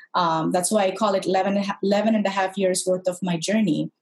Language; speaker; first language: English; non-native, local second language; Tamil